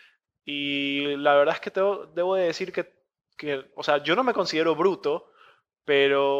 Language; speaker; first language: Spanish; native; Spanish